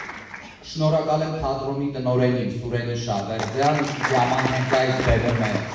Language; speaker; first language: Armenian; native; Armenian